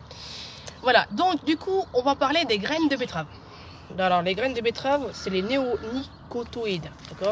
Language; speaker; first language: French; native; French